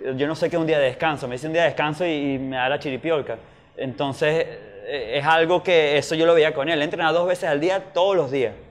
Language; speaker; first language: Spanish; native; Spanish